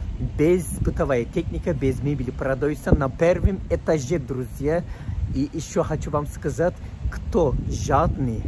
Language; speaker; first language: Russian; non-native, fluent; Turkish